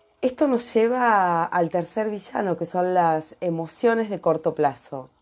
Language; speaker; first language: Spanish; native; Spanish